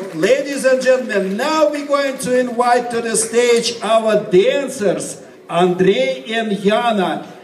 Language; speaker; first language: English; non-native, fluent; Russian